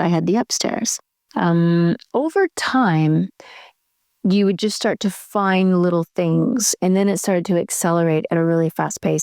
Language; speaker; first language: English; native; English